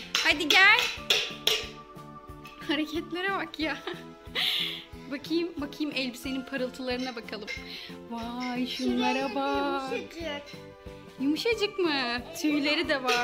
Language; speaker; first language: Turkish; native; Turkish